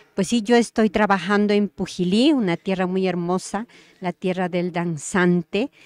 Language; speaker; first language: Spanish; native; Spanish